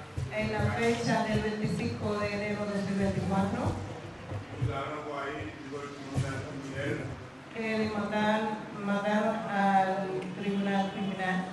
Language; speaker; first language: Spanish; non-native, fluent; Haitian Creole